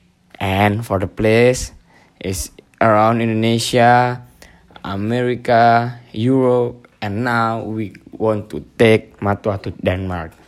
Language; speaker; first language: English; non-native, learner; Indonesian